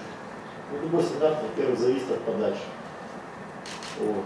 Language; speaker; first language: Russian; native; Russian